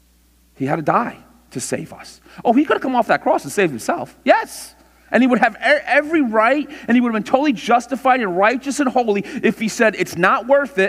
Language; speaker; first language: English; native; English